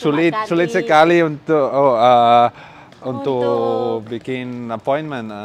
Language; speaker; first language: Indonesian; non-native, learner; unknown